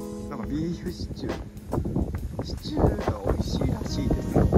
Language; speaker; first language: Japanese; native; Japanese